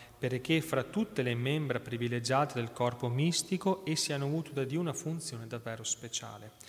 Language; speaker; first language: Italian; native; Italian